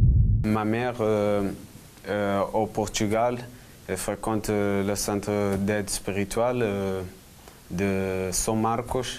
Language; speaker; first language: French; non-native, learner; Portuguese